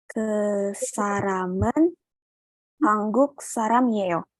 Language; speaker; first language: Korean; non-native, learner; Indonesian